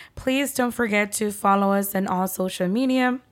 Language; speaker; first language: English; early bilingual, other home language; Spanish